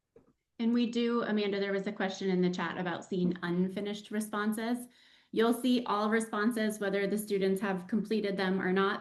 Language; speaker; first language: English; native; English